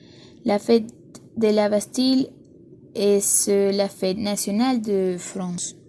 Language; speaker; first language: French; non-native, learner; Spanish